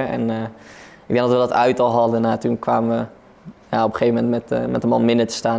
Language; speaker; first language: Dutch; native; Dutch